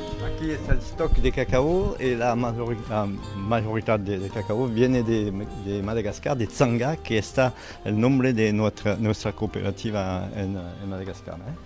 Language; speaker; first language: Spanish; non-native, fluent; French